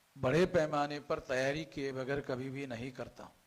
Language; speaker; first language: Hindi; non-native, local second language; Marathi